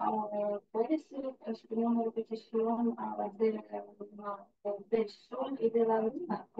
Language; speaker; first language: Spanish; non-native, learner; Russian